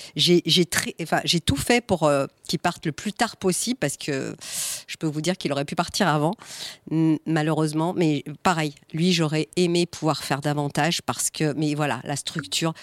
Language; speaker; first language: French; native; French